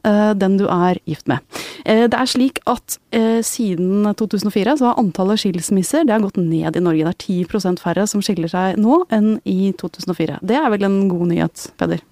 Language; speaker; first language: Norwegian; native; Norwegian